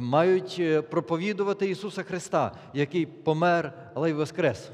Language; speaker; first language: Polish; non-native, learner; Ukrainian